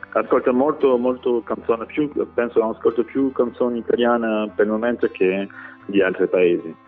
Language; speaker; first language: Italian; non-native, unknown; French